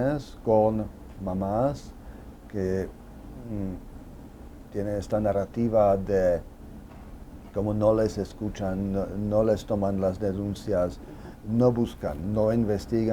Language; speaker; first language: Spanish; non-native, fluent; Czech